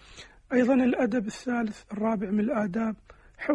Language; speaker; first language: Arabic; native; Arabic